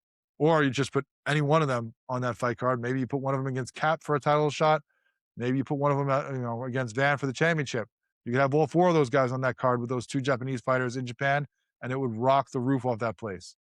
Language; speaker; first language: English; native; English